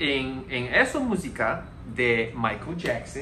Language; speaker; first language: Spanish; non-native, learner; Chinese